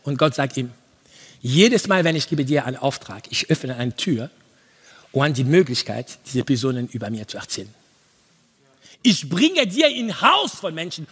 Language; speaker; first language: German; non-native, learner; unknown